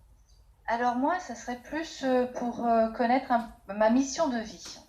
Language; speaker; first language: French; native; French